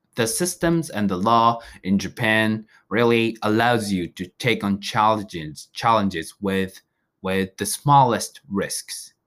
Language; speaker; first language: English; non-native, fluent; Japanese